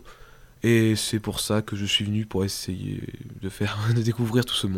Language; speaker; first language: French; native; French